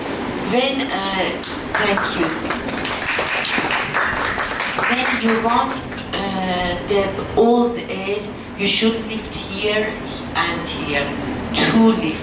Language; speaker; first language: English; non-native, learner; Persian